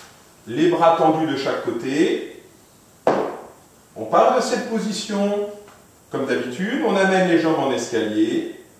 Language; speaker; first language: French; native; French